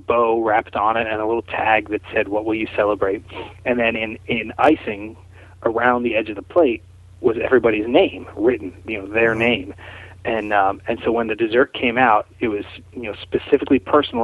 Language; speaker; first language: English; native; English